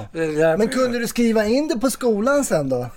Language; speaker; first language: Swedish; native; Swedish